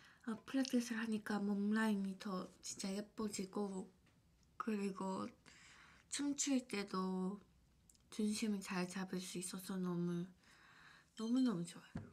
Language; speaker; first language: Korean; non-native, fluent; Japanese